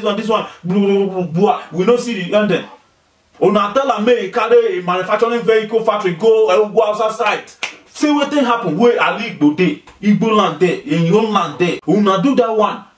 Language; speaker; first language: Nigerian Pidgin; non-native, local second language; Igbo